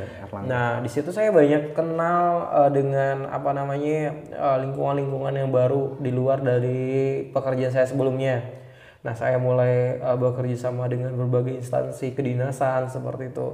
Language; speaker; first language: Indonesian; native; Indonesian